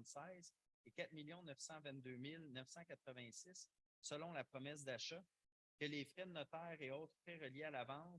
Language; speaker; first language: French; native; French